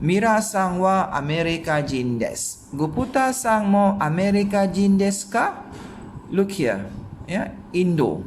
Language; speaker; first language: Japanese; non-native, fluent; Malay